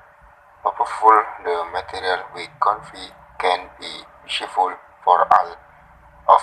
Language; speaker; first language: English; non-native, learner; Indonesian